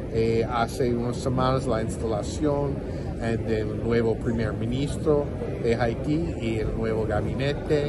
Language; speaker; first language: Spanish; non-native, fluent; English